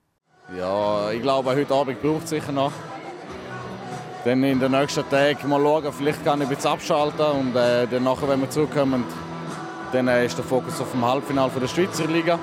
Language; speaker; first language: German; native; German